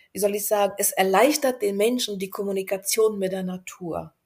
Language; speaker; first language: German; non-native, fluent; Bulgarian